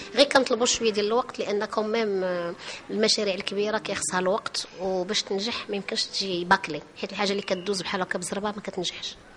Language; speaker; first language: Arabic; native; Arabic